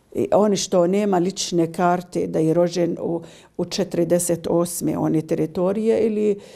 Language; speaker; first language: Croatian; non-native, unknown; Arabic